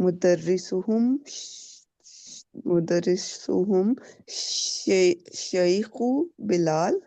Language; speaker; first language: Arabic; non-native, learner; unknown